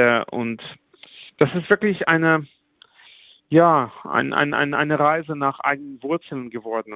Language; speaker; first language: German; non-native, fluent; Russian